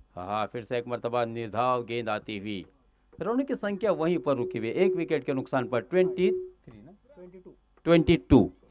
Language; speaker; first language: Hindi; non-native, local second language; Marathi